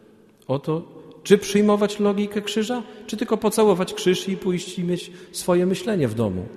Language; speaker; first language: Polish; native; Polish